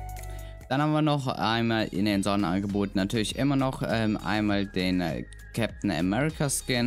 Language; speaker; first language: German; native; German